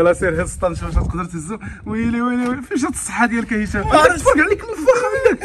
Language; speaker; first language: Arabic; native; Arabic